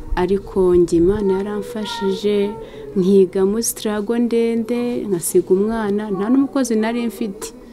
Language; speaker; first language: Kinyarwanda; native; Kinyarwanda